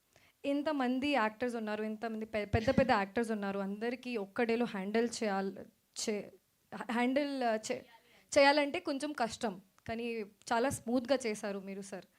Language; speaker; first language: Telugu; non-native, fluent; Hindi